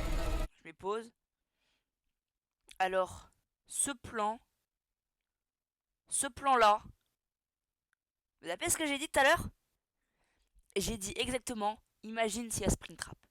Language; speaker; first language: French; native; French